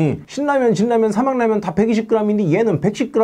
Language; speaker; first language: Korean; native; Korean